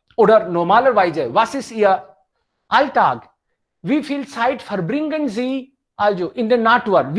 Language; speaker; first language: German; non-native, fluent; Hindi